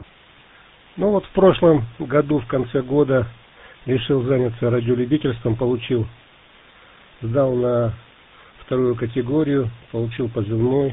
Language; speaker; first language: Russian; native; Russian